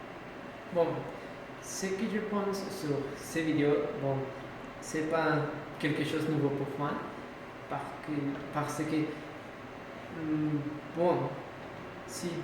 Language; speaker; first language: French; non-native, learner; Spanish